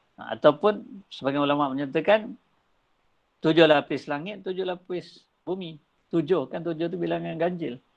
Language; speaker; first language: Malay; native; Malay